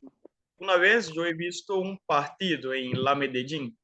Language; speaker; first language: Spanish; non-native, fluent; Portuguese